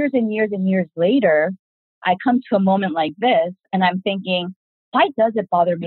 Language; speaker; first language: English; early bilingual, other home language; Korean